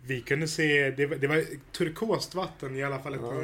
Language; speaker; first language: Swedish; native; Swedish